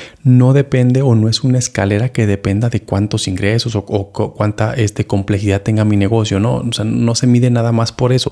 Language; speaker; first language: Spanish; native; Spanish